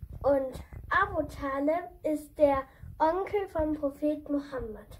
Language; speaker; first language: German; non-native, fluent; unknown